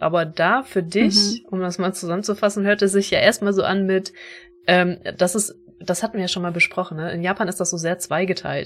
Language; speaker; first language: German; native; German